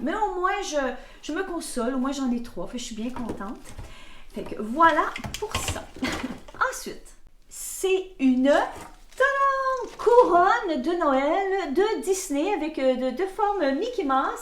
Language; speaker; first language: French; native; French